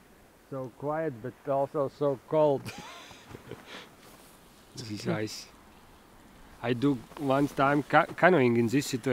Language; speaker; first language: English; non-native, learner; Latvian